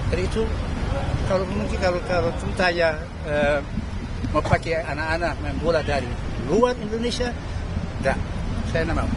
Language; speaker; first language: Indonesian; early bilingual, heritage; Dutch